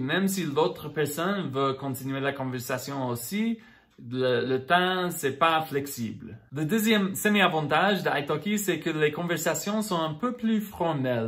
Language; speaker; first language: French; non-native, fluent; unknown